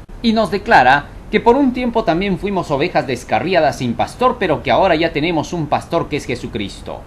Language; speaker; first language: Spanish; native; Spanish